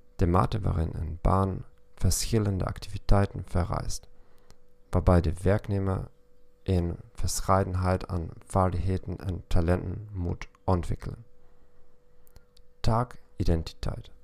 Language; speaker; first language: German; non-native, learner; Dutch